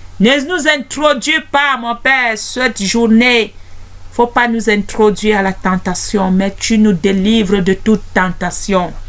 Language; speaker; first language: French; non-native, local second language; Basaa